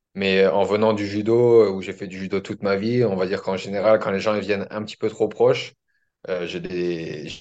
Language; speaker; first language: French; native; French